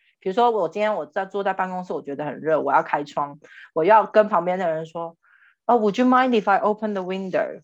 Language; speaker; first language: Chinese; native; Chinese